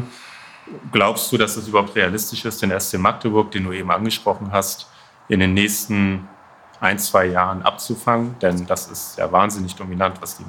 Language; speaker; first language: German; native; German